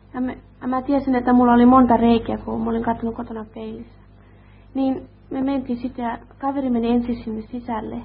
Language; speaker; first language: Finnish; early bilingual, heritage; Finnish